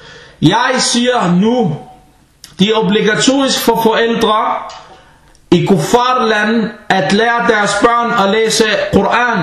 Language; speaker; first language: Danish; non-native, fluent; Arabic